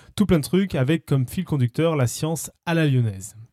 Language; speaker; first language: French; native; French